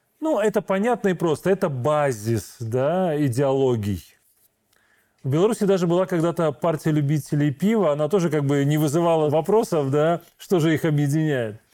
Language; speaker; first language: Russian; native; Russian